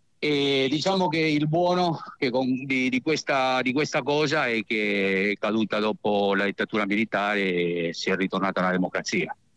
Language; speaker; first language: Italian; non-native, fluent; Spanish